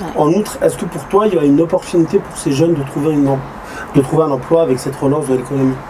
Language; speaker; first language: French; early bilingual, other home language; Arabic